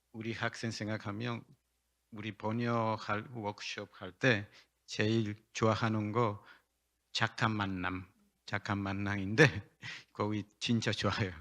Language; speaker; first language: Korean; non-native, learner; Spanish